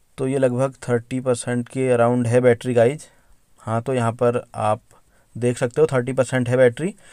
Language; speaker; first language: Hindi; native; Hindi